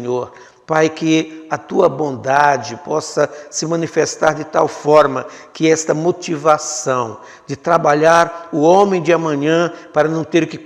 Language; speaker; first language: Portuguese; native; Portuguese